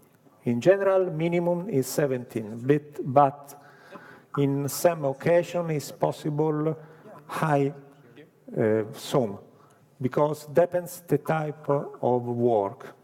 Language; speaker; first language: English; non-native, learner; Italian